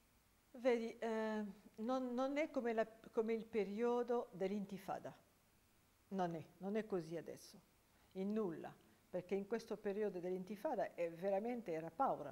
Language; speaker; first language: Italian; non-native, fluent; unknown